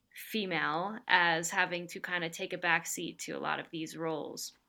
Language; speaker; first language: English; native; English